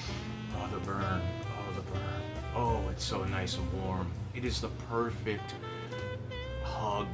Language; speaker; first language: English; native; English